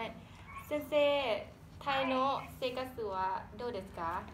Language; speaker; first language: Japanese; non-native, learner; Thai